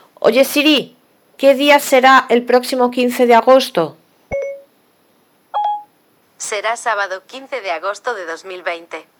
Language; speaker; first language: Spanish; native; Spanish